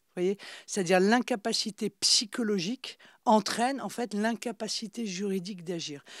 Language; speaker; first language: French; native; French